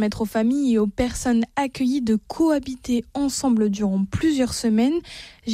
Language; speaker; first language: French; native; French